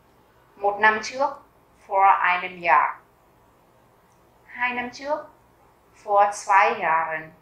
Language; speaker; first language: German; non-native, fluent; Vietnamese